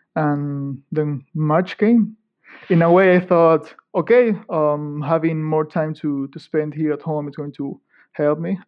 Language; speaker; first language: English; non-native, fluent; Spanish